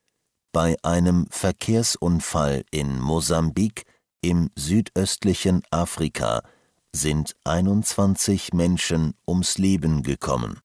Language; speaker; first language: German; native; German